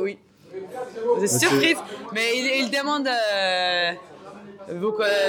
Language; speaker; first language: French; non-native, learner; Hebrew